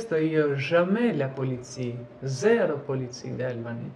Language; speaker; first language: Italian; non-native, learner; Albanian